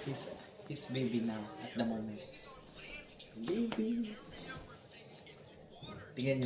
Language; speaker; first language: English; non-native, local second language; Filipino